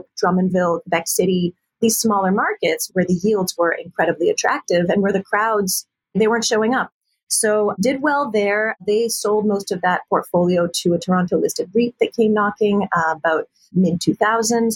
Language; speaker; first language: English; native; English